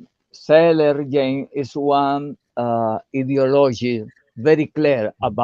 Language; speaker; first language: English; non-native, learner; Spanish